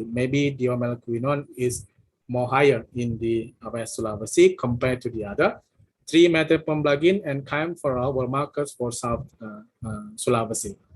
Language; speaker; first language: English; non-native, fluent; Indonesian